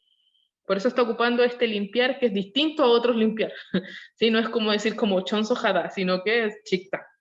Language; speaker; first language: Spanish; non-native, learner; Korean